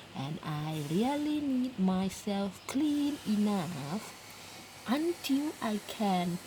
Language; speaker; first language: English; non-native, learner; Thai